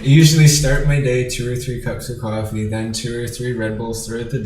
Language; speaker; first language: English; native; English